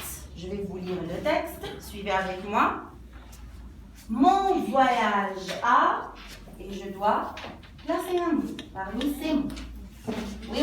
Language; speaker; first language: French; non-native, local second language; Arabic